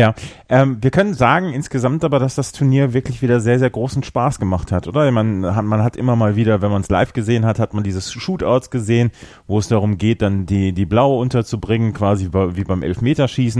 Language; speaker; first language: German; native; German